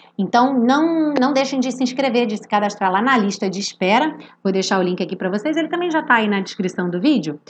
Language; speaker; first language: Portuguese; native; Portuguese